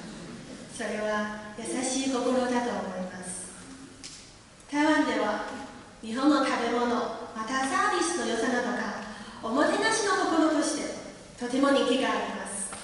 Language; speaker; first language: Japanese; non-native, learner; Chinese